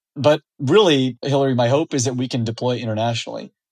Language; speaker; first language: English; native; English